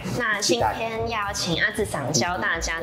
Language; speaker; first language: Chinese; native; Chinese